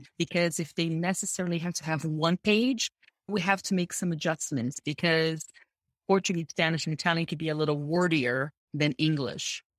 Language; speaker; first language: English; non-native, fluent; Portuguese